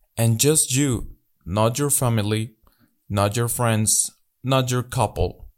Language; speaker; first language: English; non-native, learner; Spanish